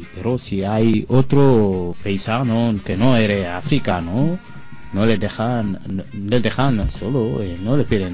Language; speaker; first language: Spanish; non-native, learner; French